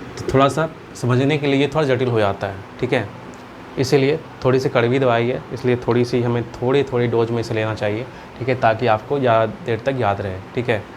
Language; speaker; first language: Hindi; native; Hindi